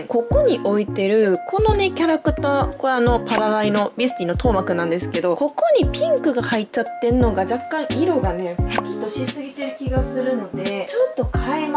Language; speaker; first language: Japanese; native; Japanese